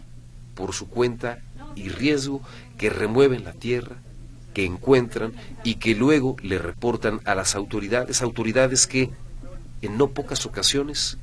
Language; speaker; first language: Spanish; native; Spanish